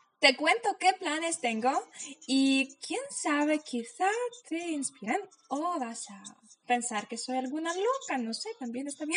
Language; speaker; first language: Spanish; non-native, fluent; Polish